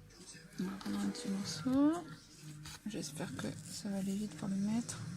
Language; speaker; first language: French; native; French